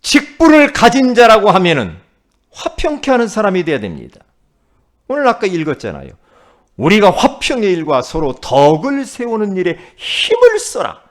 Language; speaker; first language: Korean; native; Korean